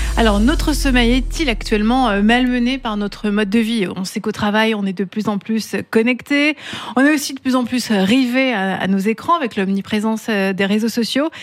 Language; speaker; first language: French; native; French